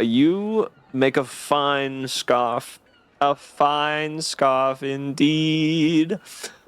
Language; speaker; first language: English; native; English